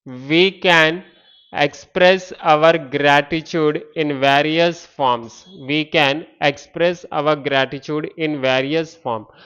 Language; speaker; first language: English; non-native, local second language; Telugu